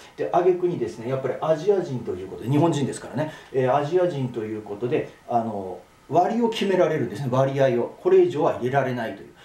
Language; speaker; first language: Japanese; native; Japanese